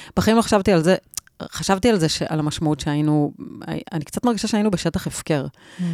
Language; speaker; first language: Hebrew; native; Hebrew